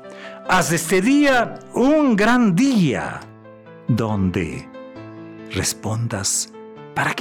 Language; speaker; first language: Spanish; native; Spanish